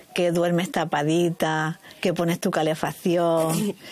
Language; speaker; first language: Spanish; native; Spanish